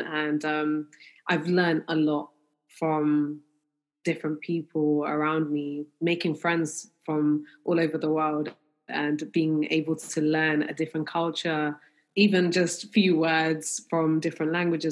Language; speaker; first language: English; native; English